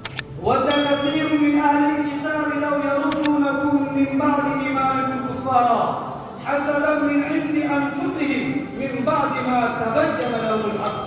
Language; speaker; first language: Arabic; non-native, learner; Urdu